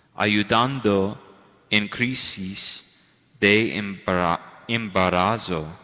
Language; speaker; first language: Spanish; non-native, fluent; English